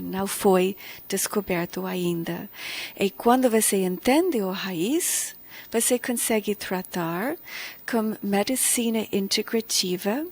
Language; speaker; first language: Portuguese; non-native, fluent; English